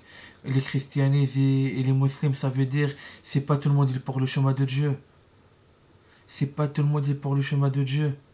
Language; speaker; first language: French; non-native, learner; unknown